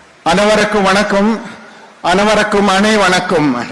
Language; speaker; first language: Tamil; non-native, learner; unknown